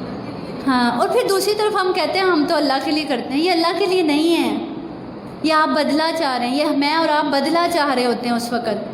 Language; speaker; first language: Urdu; native; Urdu